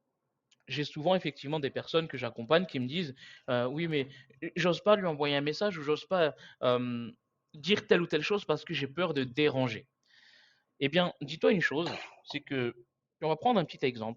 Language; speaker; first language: French; native; French